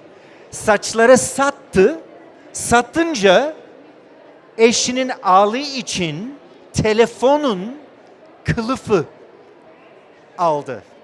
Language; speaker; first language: Turkish; non-native, learner; English